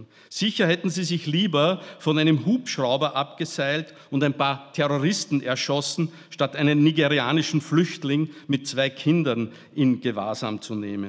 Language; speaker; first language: German; native; German